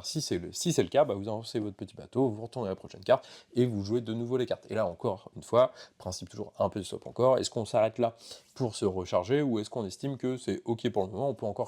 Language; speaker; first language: French; native; French